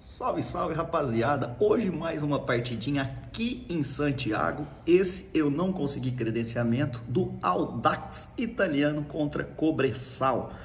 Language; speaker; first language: Portuguese; native; Portuguese